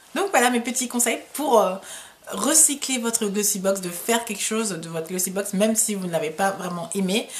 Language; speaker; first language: French; native; French